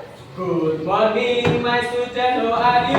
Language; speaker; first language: English; non-native, learner; Indonesian